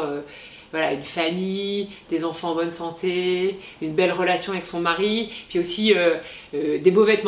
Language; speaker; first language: French; native; French